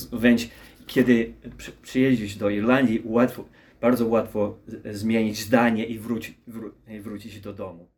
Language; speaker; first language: Polish; non-native, learner; English